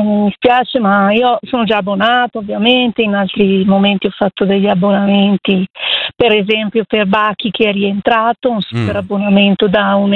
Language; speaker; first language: Italian; native; Italian